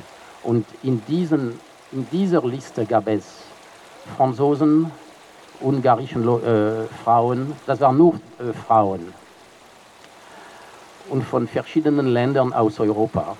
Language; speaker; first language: German; non-native, fluent; French